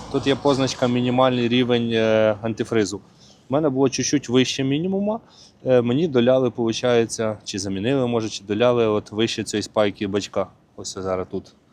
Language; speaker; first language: Ukrainian; non-native, local second language; Russian